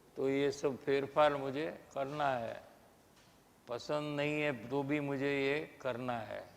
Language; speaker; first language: Hindi; non-native, local second language; Gujarati